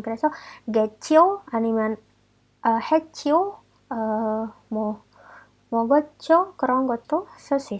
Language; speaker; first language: Korean; non-native, fluent; Indonesian